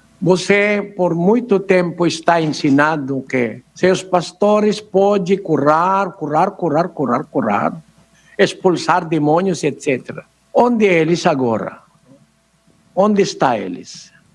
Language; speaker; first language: Portuguese; non-native, learner; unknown